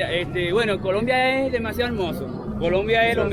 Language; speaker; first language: Spanish; native; Spanish